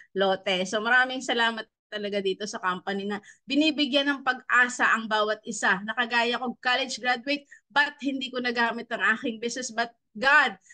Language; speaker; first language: Filipino; native; Filipino